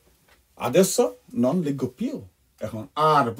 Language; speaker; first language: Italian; non-native, fluent; Bangla